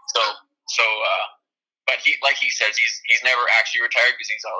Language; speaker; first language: English; native; English